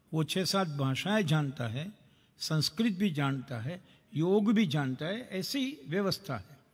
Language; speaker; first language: Hindi; non-native, local second language; Gujarati